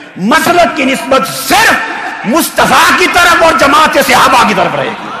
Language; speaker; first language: Urdu; native; Urdu